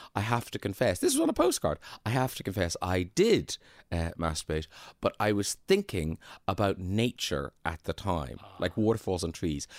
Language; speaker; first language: English; native; English